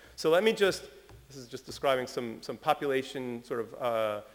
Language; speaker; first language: English; early bilingual, other home language; French